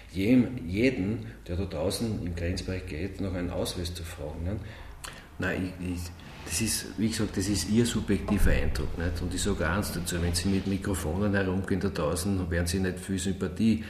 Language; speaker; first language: German; native; German